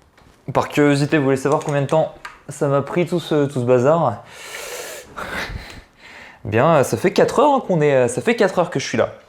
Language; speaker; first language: French; native; French